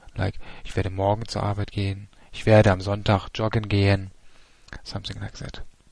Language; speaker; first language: German; native; German